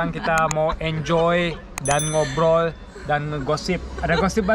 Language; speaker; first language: Indonesian; early bilingual, heritage; German